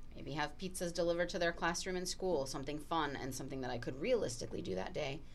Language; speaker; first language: English; native; English